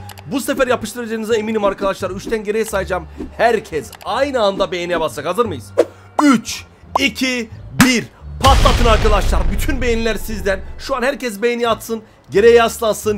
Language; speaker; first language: Turkish; native; Turkish